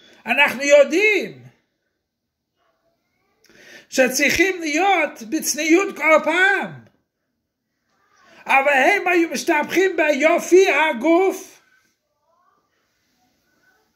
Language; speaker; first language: Hebrew; non-native, fluent; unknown